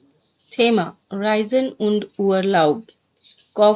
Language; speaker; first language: German; non-native, fluent; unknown